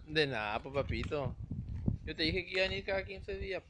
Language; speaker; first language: Spanish; native; Spanish